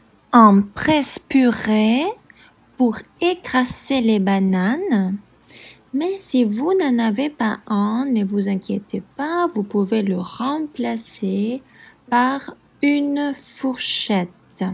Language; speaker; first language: French; non-native, fluent; Spanish